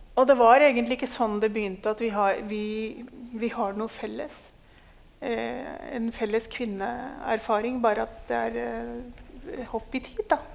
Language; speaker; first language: Norwegian; early bilingual, other home language; Urdu